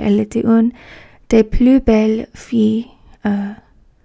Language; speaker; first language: French; non-native, fluent; English